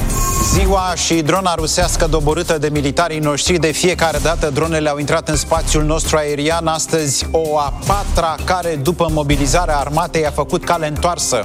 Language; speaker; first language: Romanian; native; Romanian